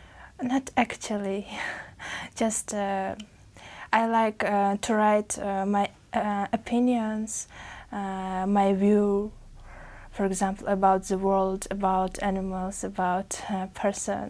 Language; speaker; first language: English; non-native, fluent; Uzbek